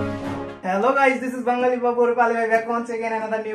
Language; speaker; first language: Hindi; non-native, learner; Bangla